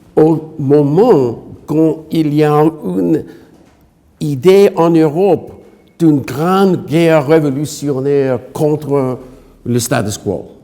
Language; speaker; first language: French; non-native, fluent; English